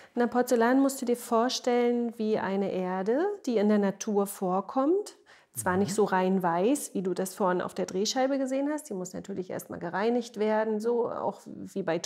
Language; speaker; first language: German; native; German